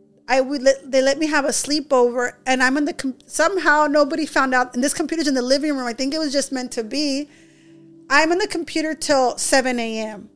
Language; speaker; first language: English; early bilingual, other home language; Spanish